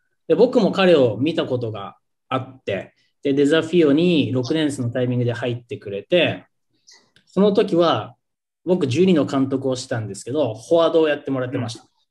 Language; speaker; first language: Japanese; native; Japanese